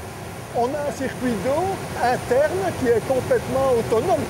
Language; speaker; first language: French; native; French